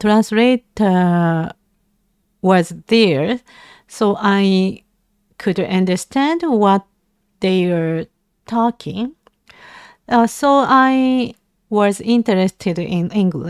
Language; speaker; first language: English; non-native, learner; Japanese